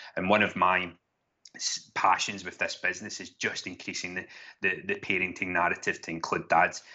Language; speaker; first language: English; native; English